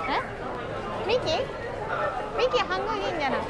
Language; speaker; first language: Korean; non-native, learner; Japanese